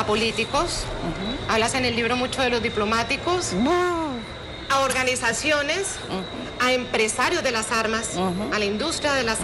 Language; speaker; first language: Spanish; native; Spanish